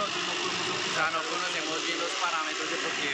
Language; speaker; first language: Spanish; native; Spanish